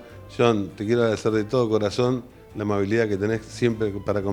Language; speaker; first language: Spanish; native; Spanish